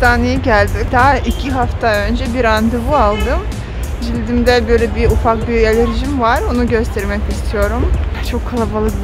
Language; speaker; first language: Turkish; non-native, fluent; Russian